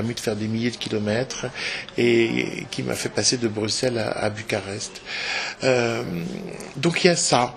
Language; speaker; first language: French; native; French